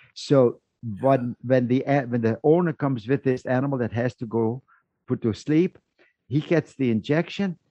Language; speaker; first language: English; non-native, fluent; Dutch